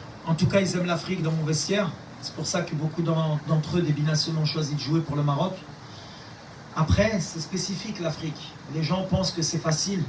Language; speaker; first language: French; native; French